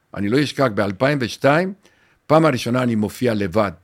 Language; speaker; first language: Hebrew; non-native, fluent; Romanian